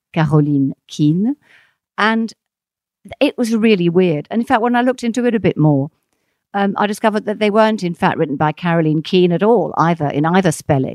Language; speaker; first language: English; non-native, fluent; French